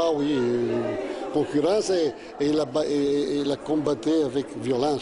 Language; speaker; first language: French; non-native, fluent; Italian